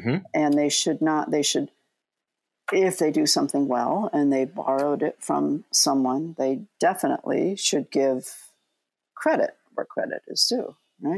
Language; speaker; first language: English; native; English